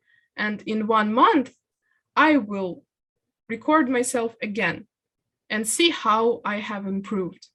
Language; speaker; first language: English; non-native, fluent; Ukrainian